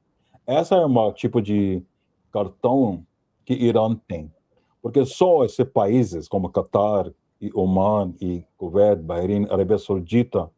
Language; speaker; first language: Portuguese; non-native, fluent; Hindi